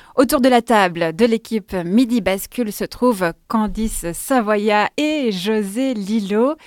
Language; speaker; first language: French; native; French